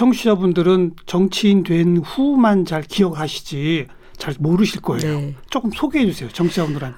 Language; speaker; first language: Korean; native; Korean